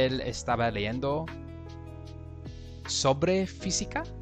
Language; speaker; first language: Spanish; non-native, learner; English